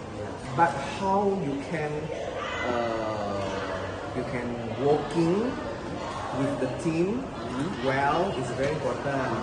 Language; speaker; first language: English; non-native, learner; Indonesian